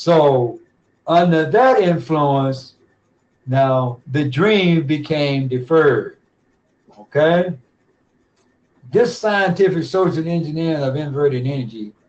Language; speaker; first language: English; native; English